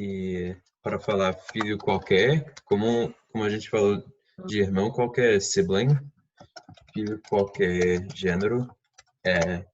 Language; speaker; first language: Portuguese; non-native, fluent; English